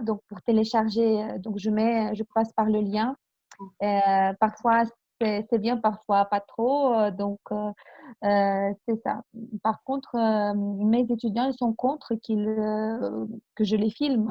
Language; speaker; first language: French; non-native, fluent; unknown